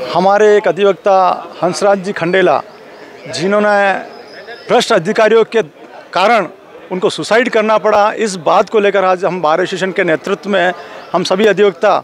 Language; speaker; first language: Hindi; native; Hindi